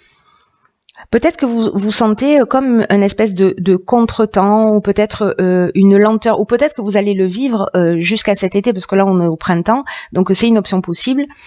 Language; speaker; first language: French; native; French